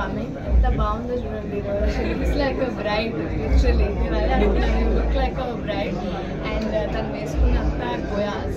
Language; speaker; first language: Telugu; native; Telugu